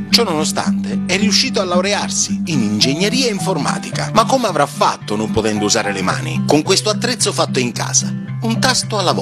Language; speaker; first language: Italian; native; Italian